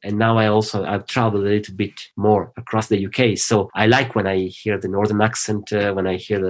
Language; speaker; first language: English; non-native, fluent; Italian